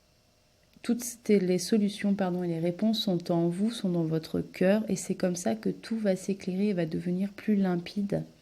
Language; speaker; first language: French; native; French